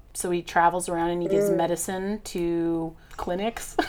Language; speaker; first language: English; native; English